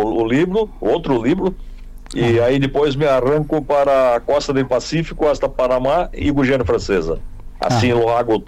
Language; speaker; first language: Spanish; non-native, learner; Portuguese